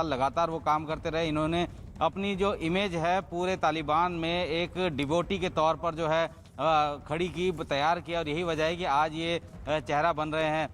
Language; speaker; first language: Hindi; native; Hindi